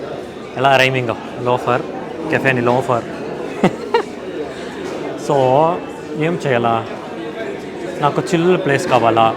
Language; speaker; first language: Telugu; non-native, learner; Kannada